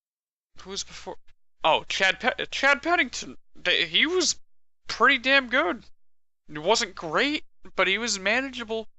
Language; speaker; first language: English; native; English